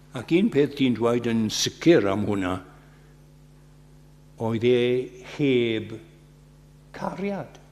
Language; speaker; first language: Welsh; non-native, fluent; English